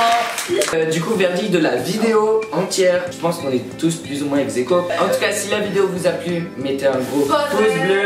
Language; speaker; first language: French; native; French